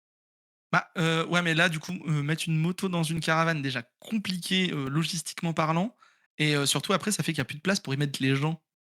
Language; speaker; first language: French; native; French